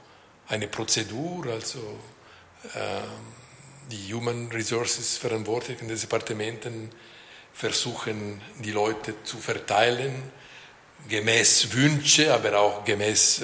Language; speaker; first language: German; non-native, local second language; French